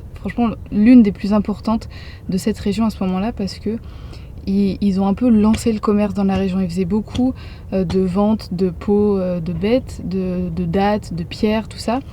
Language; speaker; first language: French; native; French